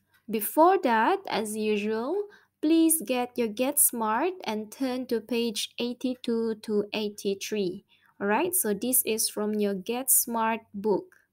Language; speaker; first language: English; non-native, local second language; Malay